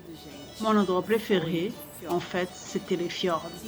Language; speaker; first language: French; non-native, fluent; Portuguese